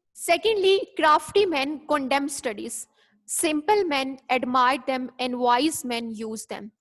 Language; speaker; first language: English; non-native, local second language; Urdu